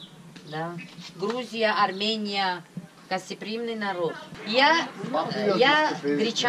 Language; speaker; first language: Russian; non-native, local second language; Greek